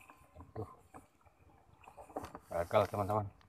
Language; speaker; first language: Indonesian; native; Indonesian